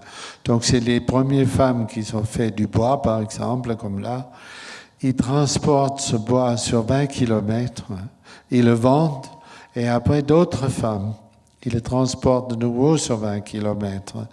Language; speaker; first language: French; non-native, fluent; German